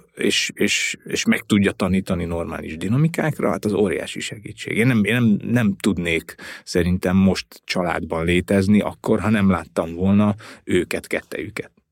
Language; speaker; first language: Hungarian; native; Hungarian